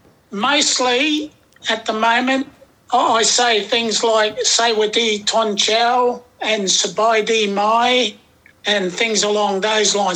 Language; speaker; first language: English; native; English